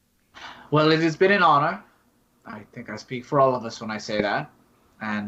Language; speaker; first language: English; native; English